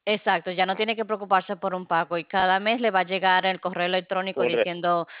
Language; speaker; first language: Spanish; non-native, fluent; English